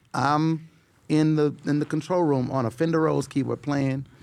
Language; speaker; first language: English; native; English